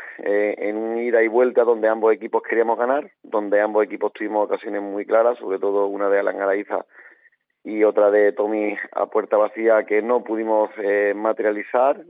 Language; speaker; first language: Spanish; native; Spanish